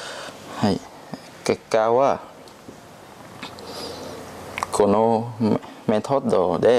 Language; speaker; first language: Japanese; non-native, learner; Vietnamese